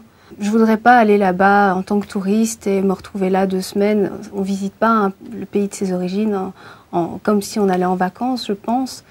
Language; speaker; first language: French; early bilingual, other home language; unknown